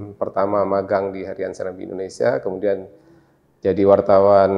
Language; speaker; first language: Indonesian; native; Indonesian